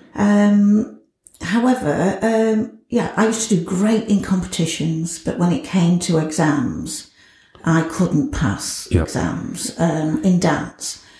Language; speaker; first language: English; native; English